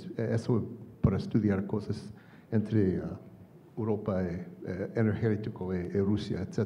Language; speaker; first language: Spanish; non-native, learner; English